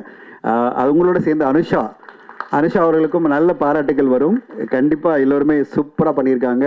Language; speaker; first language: Tamil; native; Tamil